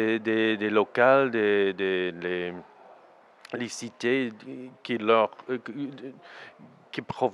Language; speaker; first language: French; non-native, learner; English